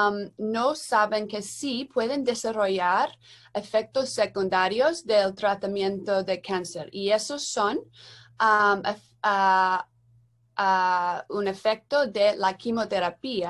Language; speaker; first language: Spanish; non-native, learner; English